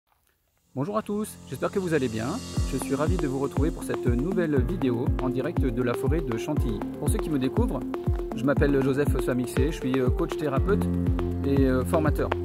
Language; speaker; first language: French; native; French